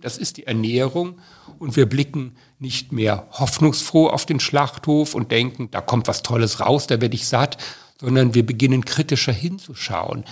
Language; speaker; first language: German; native; German